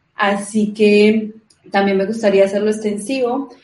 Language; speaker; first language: Spanish; native; Spanish